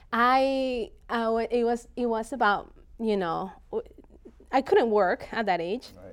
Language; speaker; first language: English; non-native, fluent; Spanish